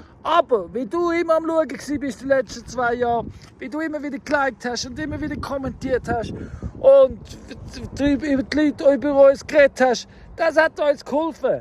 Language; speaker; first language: German; non-native, fluent; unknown